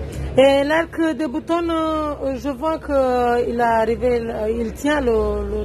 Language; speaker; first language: French; non-native, learner; Romanian